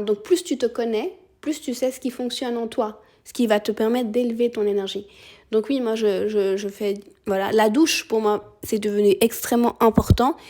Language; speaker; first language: French; early bilingual, other home language; Spanish